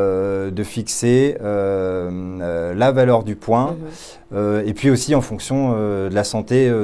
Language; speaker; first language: French; native; French